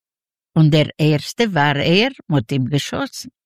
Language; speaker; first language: German; non-native, learner; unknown